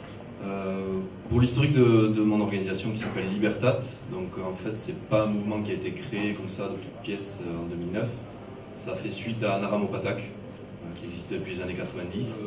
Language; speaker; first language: French; native; French